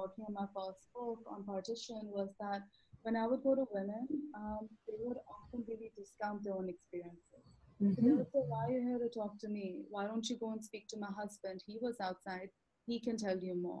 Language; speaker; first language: English; non-native, local second language; Urdu